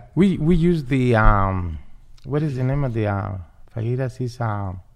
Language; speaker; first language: English; non-native, learner; Spanish